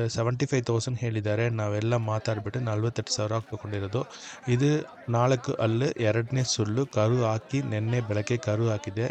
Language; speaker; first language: Kannada; non-native, local second language; Tamil